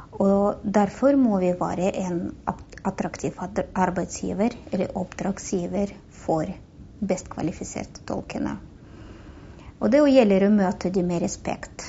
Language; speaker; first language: Norwegian; non-native, fluent; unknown